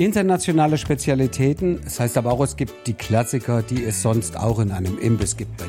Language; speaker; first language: German; native; German